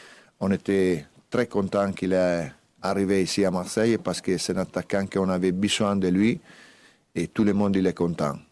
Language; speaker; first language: French; non-native, fluent; Italian